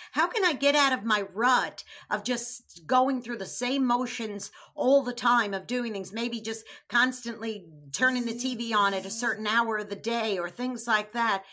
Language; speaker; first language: English; native; English